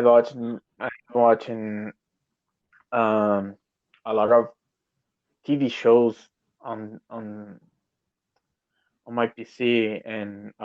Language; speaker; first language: English; non-native, learner; Portuguese